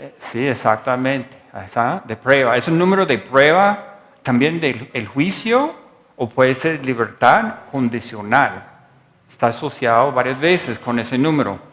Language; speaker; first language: Spanish; non-native, fluent; English